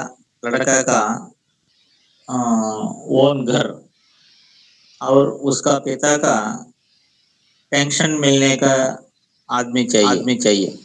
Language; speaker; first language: Hindi; non-native, local second language; Telugu